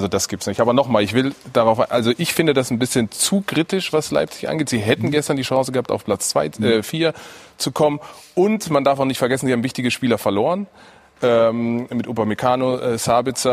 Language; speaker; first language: German; native; German